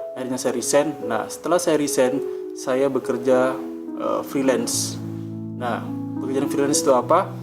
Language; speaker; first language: Indonesian; non-native, local second language; Javanese